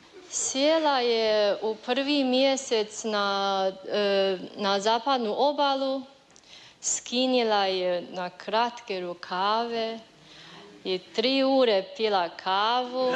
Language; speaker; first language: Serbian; non-native, learner; Chinese